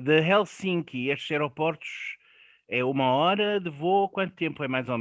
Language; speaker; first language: Portuguese; non-native, fluent; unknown